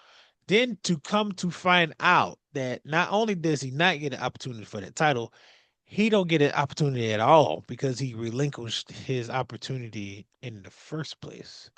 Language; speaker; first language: English; native; English